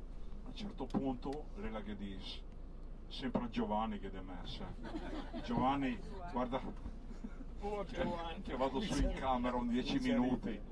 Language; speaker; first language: Italian; native; Italian